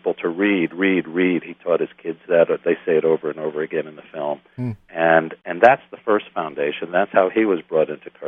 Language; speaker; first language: English; native; English